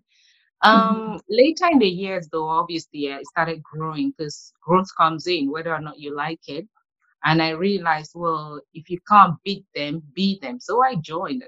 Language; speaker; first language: English; non-native, local second language; French